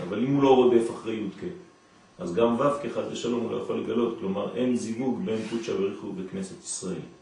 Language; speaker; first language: Hebrew; non-native, fluent; French